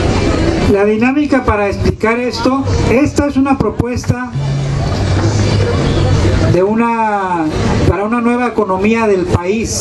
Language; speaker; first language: Spanish; native; Spanish